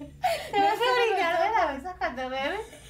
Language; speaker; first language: Spanish; native; Spanish